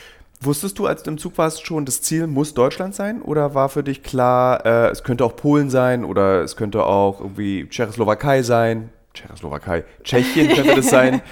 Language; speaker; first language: German; native; German